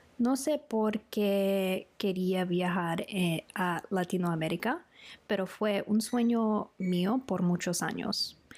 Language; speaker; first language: Spanish; non-native, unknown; English